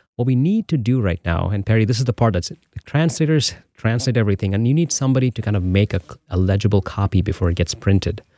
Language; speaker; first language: English; non-native, local second language; Tamil